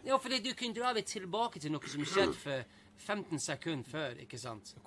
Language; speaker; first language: Norwegian; non-native, fluent; English